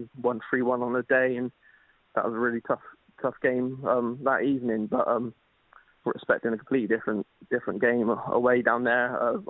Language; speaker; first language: English; native; English